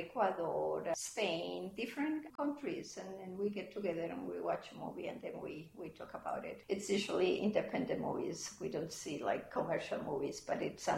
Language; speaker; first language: English; non-native, fluent; Spanish